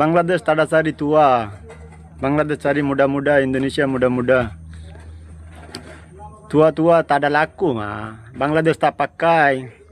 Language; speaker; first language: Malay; non-native, learner; Bangla